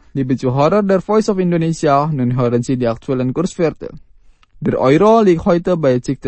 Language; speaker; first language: German; non-native, fluent; Indonesian